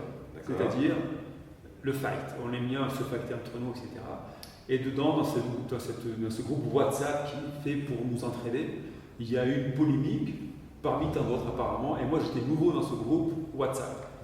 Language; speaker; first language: French; native; French